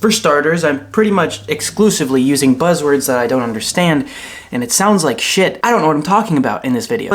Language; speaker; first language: English; native; English